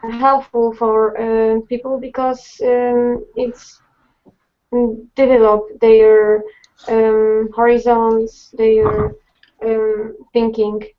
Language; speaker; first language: English; non-native, fluent; Polish